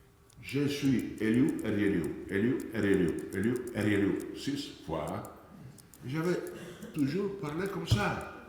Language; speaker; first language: French; non-native, fluent; Italian